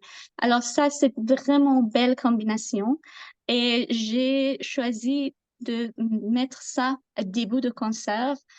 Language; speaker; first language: French; non-native, learner; Persian